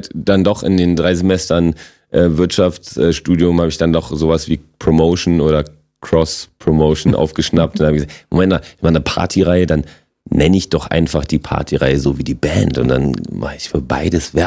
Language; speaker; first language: German; non-native, local second language; Polish